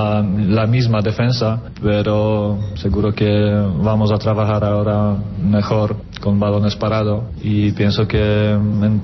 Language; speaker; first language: Spanish; non-native, learner; Polish